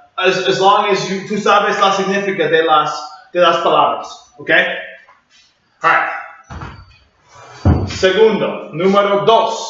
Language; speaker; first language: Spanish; non-native, learner; English